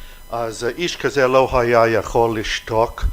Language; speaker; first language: Hebrew; non-native, fluent; English